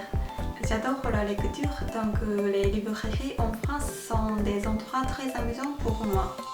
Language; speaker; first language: French; non-native, fluent; Japanese